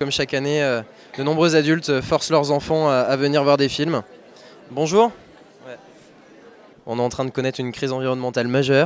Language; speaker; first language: French; native; French